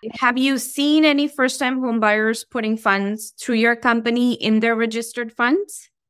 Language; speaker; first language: English; non-native, local second language; Hindi